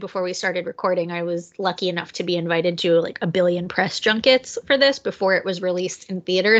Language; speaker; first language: English; native; English